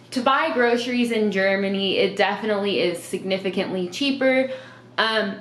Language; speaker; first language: English; native; English